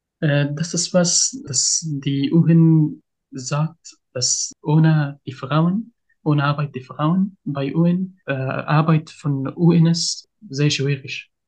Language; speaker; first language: German; non-native, learner; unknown